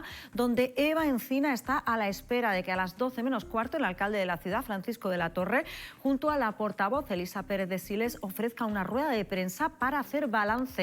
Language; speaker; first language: Spanish; native; Spanish